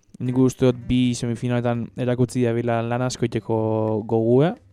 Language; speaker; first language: Basque; native; Basque